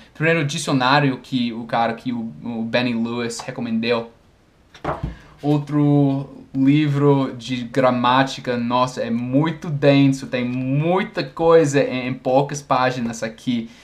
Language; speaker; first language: Portuguese; non-native, fluent; English